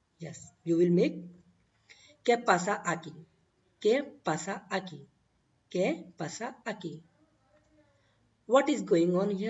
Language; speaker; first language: Spanish; non-native, learner; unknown